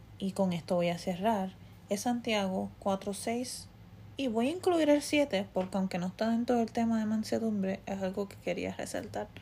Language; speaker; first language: Spanish; early bilingual, heritage; Spanish